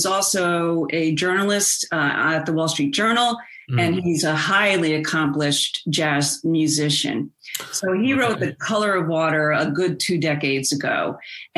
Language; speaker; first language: English; native; English